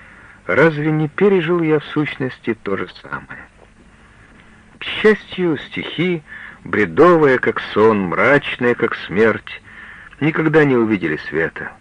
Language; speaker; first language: Russian; native; Russian